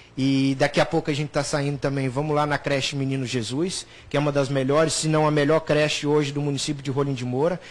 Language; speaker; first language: Portuguese; native; Portuguese